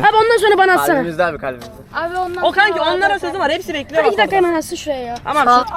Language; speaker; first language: Turkish; native; Turkish